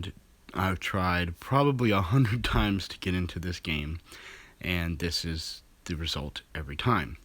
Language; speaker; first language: English; native; English